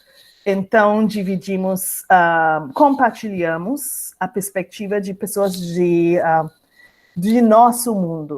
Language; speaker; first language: Portuguese; non-native, fluent; English